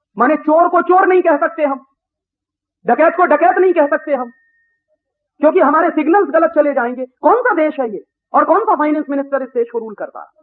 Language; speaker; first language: Hindi; native; Hindi